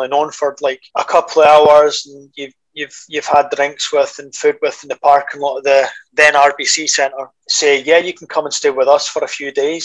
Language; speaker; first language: English; native; English